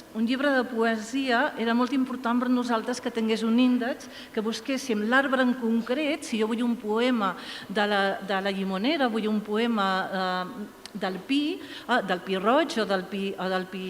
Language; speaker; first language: Catalan; native; Catalan